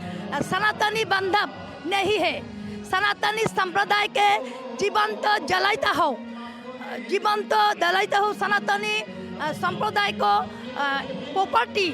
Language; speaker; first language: Hindi; non-native, local second language; Bangla